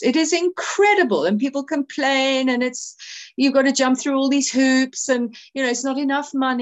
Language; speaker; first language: English; native; English